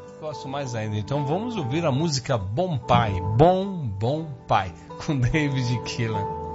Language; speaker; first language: Portuguese; native; Portuguese